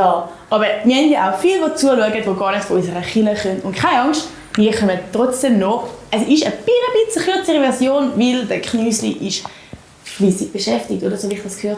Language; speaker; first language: German; native; German